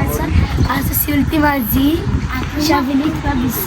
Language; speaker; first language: Romanian; early bilingual, heritage; Romanian